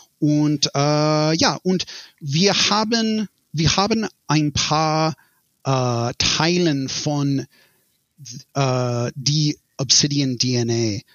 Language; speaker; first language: German; non-native, learner; English